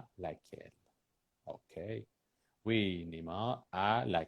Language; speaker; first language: French; non-native, fluent; Persian